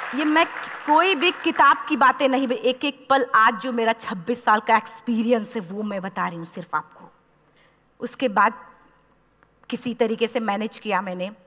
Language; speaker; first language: Hindi; native; Hindi